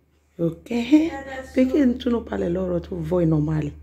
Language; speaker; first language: Italian; non-native, learner; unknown